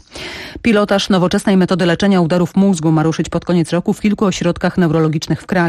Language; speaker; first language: Polish; native; Polish